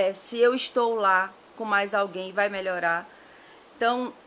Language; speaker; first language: Portuguese; native; Portuguese